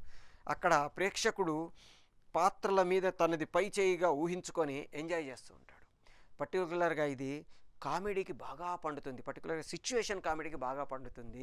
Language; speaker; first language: Telugu; native; Telugu